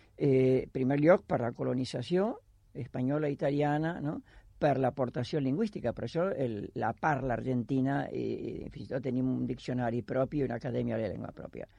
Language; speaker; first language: Catalan; non-native, fluent; Spanish